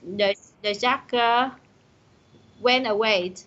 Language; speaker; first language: English; non-native, learner; Vietnamese